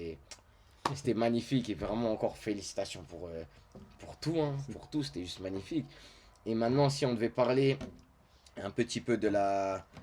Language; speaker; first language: French; native; French